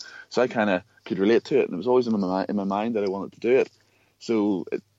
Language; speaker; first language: English; native; English